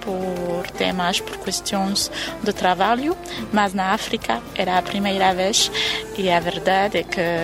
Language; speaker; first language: Portuguese; non-native, fluent; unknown